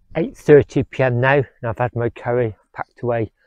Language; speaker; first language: English; native; English